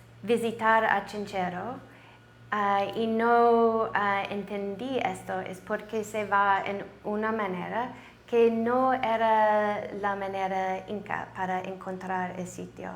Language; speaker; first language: Spanish; non-native, learner; English